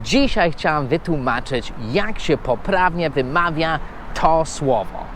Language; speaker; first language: Polish; non-native, fluent; English